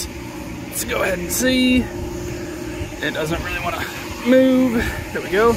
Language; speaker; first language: English; native; English